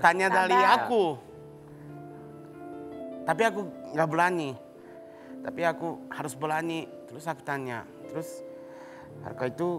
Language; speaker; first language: Indonesian; non-native, learner; Japanese